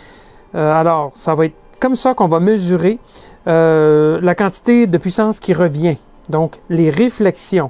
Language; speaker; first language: French; native; French